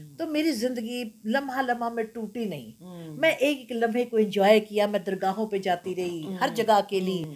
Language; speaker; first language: Urdu; non-native, local second language; Punjabi